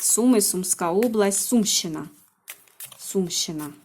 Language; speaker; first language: Ukrainian; non-native, local second language; Russian